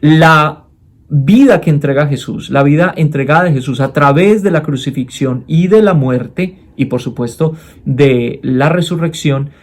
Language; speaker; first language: Spanish; native; Spanish